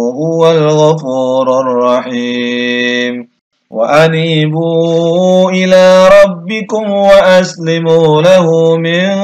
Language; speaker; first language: Arabic; non-native, learner; Indonesian